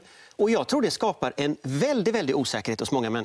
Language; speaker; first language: Swedish; native; Swedish